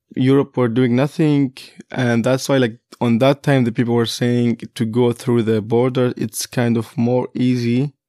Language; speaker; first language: English; non-native, fluent; Kurdish